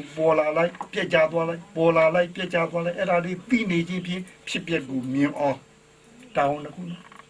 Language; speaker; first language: Burmese; native; Burmese